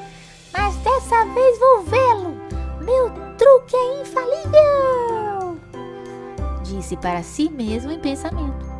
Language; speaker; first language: Portuguese; native; Portuguese